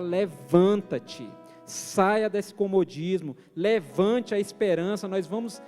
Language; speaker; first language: Portuguese; native; Portuguese